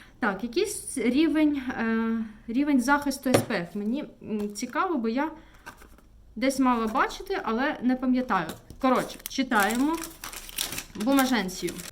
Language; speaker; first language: Ukrainian; non-native, local second language; Russian